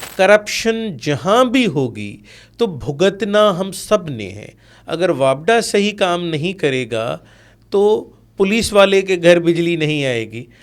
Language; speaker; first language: Urdu; non-native, local second language; Sindhi